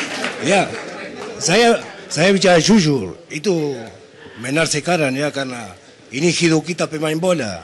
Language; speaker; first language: Indonesian; non-native, fluent; Spanish